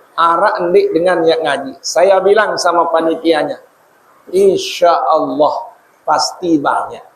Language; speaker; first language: Indonesian; non-native, local second language; Sasak